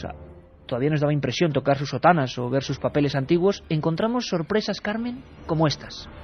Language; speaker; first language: Spanish; native; Spanish